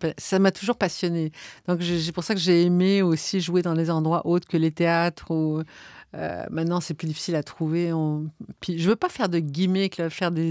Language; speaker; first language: French; native; French